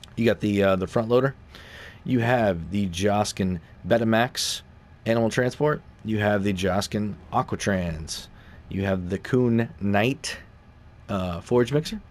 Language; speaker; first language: English; native; English